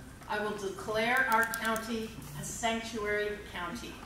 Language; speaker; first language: English; early bilingual, other home language; Spanish